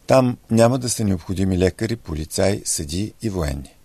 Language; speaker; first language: Bulgarian; native; Bulgarian